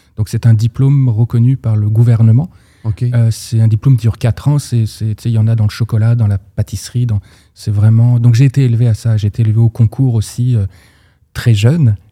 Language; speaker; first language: French; native; French